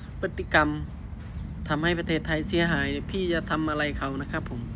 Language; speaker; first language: Thai; non-native, fluent; Khmer